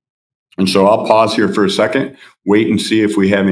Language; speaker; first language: English; native; English